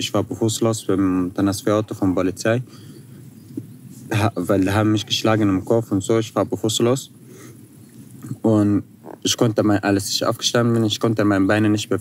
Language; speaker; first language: German; non-native, fluent; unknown